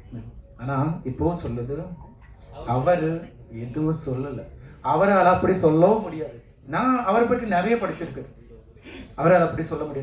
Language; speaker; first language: Tamil; non-native, learner; Malayalam